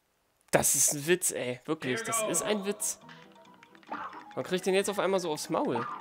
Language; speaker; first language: German; native; German